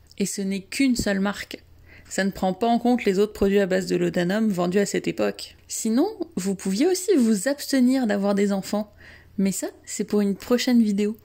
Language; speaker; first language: French; native; French